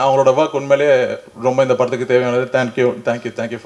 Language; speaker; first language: Tamil; native; Tamil